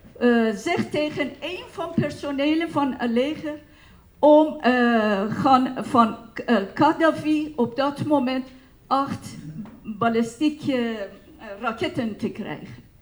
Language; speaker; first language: Dutch; non-native, fluent; Persian